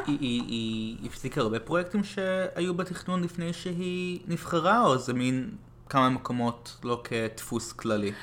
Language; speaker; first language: Hebrew; non-native, fluent; English